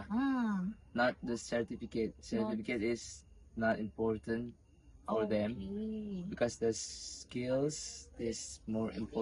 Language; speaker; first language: English; non-native, learner; Indonesian